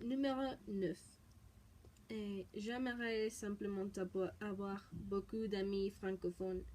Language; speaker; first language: French; non-native, learner; Spanish